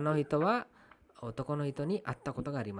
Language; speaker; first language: Japanese; non-native, fluent; Kannada